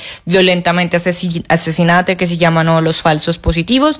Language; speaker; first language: Italian; non-native, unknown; Spanish